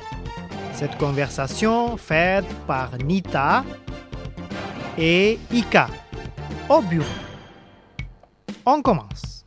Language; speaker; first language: French; non-native, fluent; Indonesian